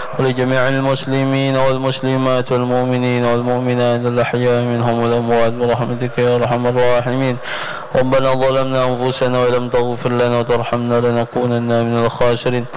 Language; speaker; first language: Arabic; non-native, fluent; Indonesian